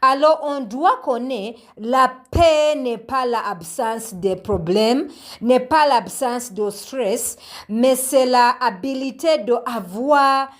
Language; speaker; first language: French; non-native, learner; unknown